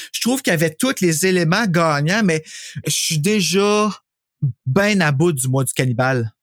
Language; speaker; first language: French; native; French